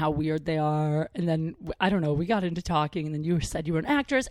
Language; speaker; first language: English; native; English